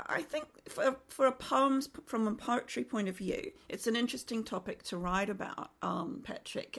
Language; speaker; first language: English; native; English